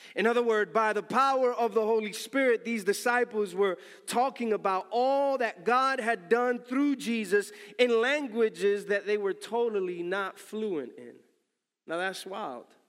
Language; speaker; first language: English; early bilingual, other home language; Spanish